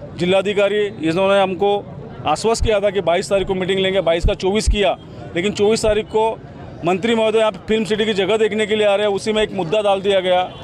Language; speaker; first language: Hindi; non-native, local second language; Marathi